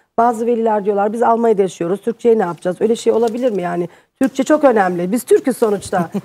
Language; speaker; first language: Turkish; early bilingual, heritage; Turkish